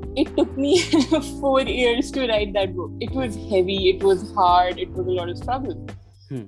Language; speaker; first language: English; non-native, local second language; Hindi